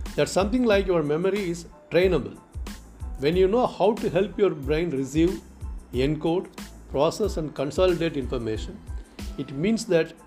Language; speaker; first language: English; non-native, local second language; Tamil